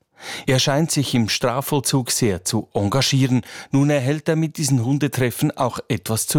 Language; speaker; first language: German; native; German